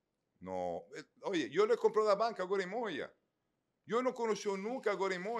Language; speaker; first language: Spanish; native; Spanish